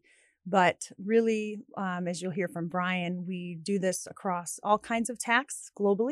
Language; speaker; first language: English; native; English